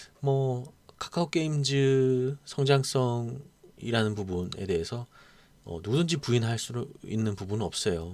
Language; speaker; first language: Korean; native; Korean